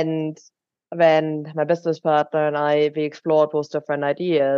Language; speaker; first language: English; non-native, fluent; German